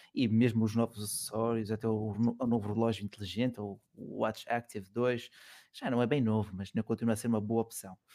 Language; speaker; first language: Portuguese; native; Portuguese